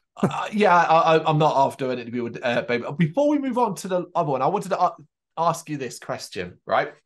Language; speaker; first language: English; native; English